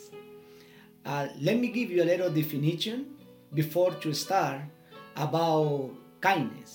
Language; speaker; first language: English; non-native, learner; Spanish